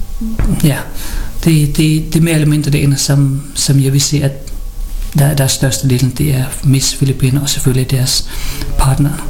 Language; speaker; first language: Danish; non-native, learner; Filipino